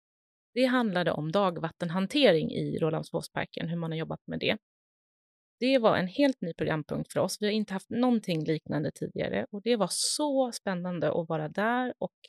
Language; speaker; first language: Swedish; native; Swedish